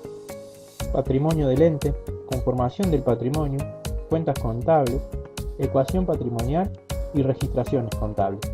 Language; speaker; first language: Spanish; native; Spanish